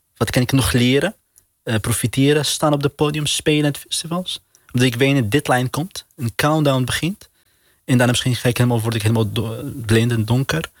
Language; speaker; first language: Dutch; non-native, learner; Arabic